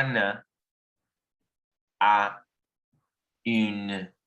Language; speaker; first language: French; non-native, learner; Spanish